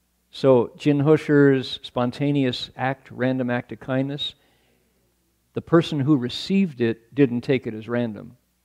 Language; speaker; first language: English; native; English